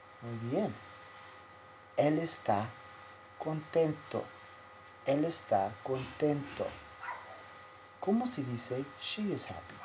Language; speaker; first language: Spanish; non-native, fluent; English